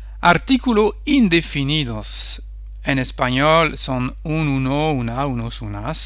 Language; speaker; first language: Spanish; non-native, fluent; French